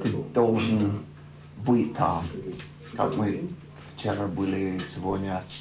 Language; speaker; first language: Russian; non-native, learner; English